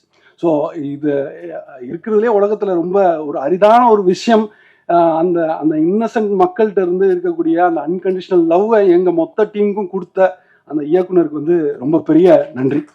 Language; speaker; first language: Tamil; native; Tamil